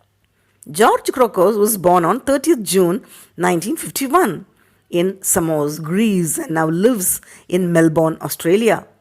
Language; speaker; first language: English; non-native, local second language; Tamil